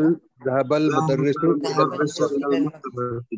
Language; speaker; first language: Arabic; non-native, learner; Urdu